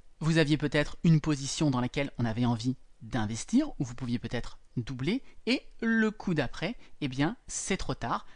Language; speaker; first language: French; native; French